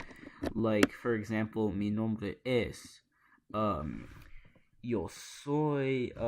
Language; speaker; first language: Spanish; non-native, learner; English